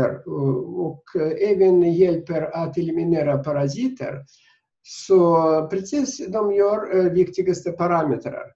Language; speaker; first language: Swedish; non-native, fluent; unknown